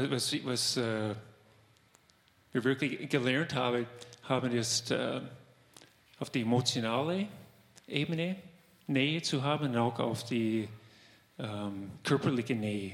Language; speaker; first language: German; non-native, fluent; English